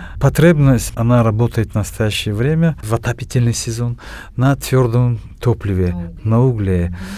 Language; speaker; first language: Russian; non-native, local second language; Tajik